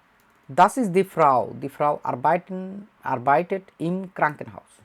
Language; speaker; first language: German; non-native, fluent; Bangla